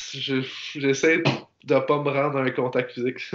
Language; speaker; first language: French; native; French